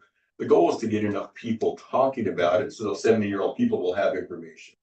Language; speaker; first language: English; native; English